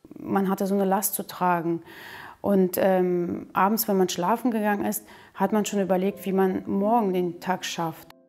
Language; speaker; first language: German; early bilingual, other home language; Russian